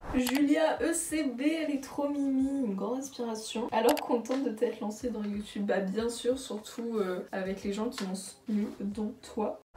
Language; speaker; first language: French; native; French